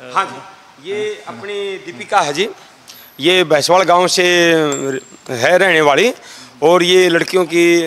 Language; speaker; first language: Hindi; native; Hindi